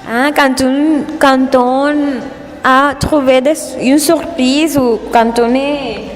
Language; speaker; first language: French; non-native, learner; Spanish